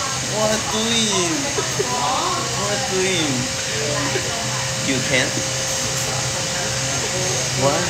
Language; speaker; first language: English; non-native, learner; Thai